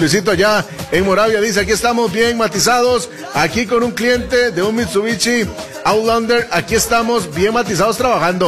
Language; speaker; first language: Spanish; native; Spanish